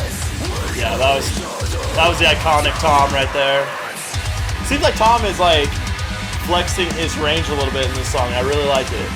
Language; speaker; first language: English; native; English